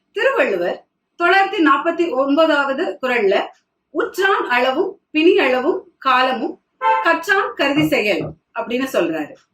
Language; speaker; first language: Tamil; non-native, local second language; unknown